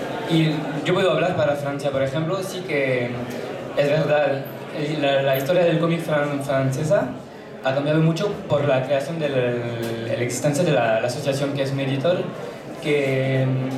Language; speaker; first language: Spanish; non-native, fluent; French